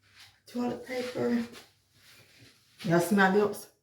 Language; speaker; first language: English; native; English